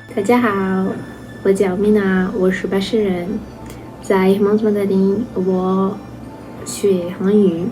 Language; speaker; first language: Chinese; non-native, learner; Portuguese